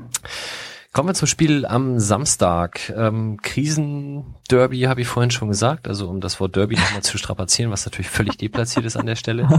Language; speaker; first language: German; native; German